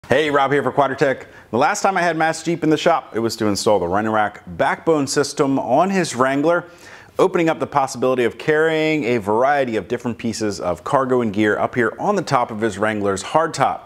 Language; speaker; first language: English; native; English